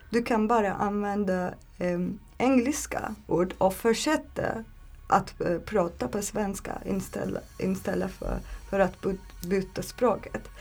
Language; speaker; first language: Swedish; non-native, learner; Turkish